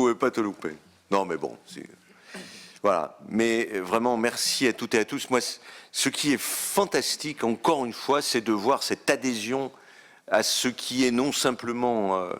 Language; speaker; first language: French; native; French